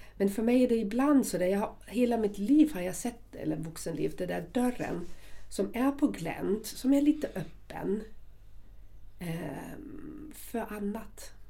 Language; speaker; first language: Swedish; non-native, fluent; German